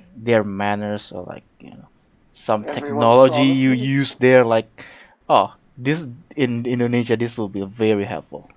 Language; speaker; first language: English; non-native, fluent; Indonesian